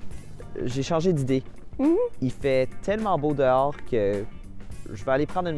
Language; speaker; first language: French; native; French